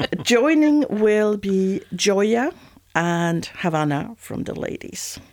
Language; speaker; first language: English; non-native, fluent; Swedish